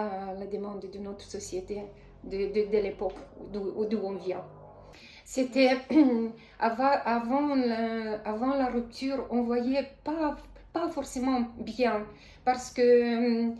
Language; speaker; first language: French; non-native, fluent; Romanian